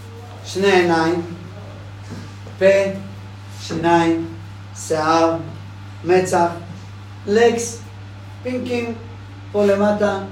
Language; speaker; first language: Hebrew; non-native, fluent; English